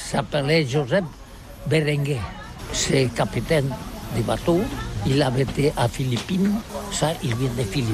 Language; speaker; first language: French; non-native, learner; Catalan